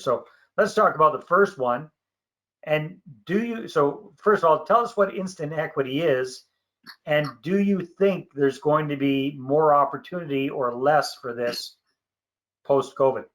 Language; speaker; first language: English; native; English